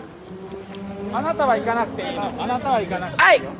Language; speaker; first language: Japanese; native; Japanese